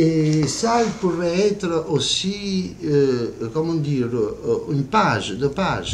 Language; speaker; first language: French; non-native, fluent; Italian